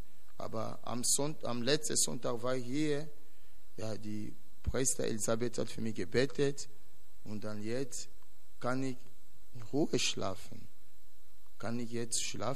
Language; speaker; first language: German; non-native, learner; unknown